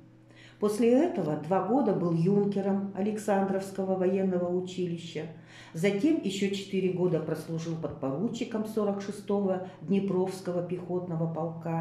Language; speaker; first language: Russian; native; Russian